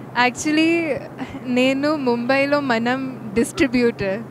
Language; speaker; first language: Telugu; non-native, local second language; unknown